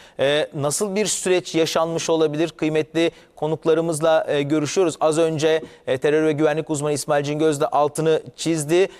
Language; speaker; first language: Turkish; native; Turkish